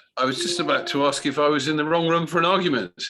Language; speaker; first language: English; native; English